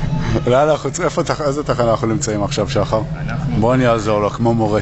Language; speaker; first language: Hebrew; native; Hebrew